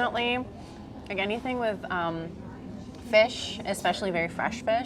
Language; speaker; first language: English; native; English